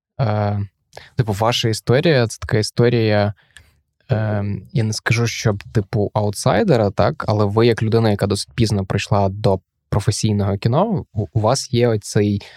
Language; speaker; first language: Ukrainian; native; Ukrainian